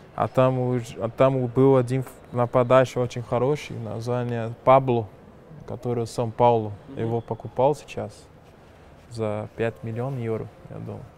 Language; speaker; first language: Russian; non-native, fluent; Portuguese